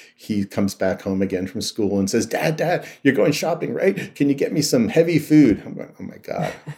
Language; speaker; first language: English; native; English